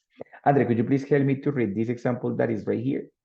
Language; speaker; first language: English; non-native, fluent; Spanish